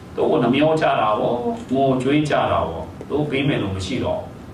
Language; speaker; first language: Burmese; non-native, local second language; Hakha Chin